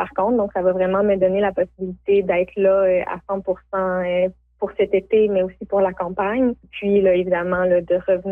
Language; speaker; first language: French; native; French